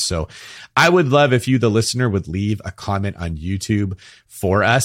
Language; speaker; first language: English; native; English